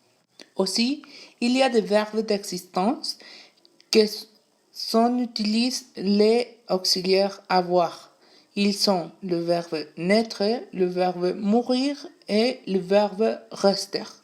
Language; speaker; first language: French; non-native, fluent; Spanish